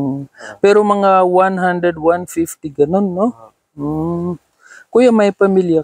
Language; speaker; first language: Filipino; non-native, learner; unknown